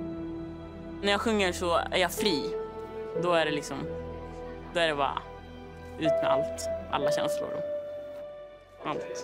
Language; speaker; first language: Swedish; early bilingual, other home language; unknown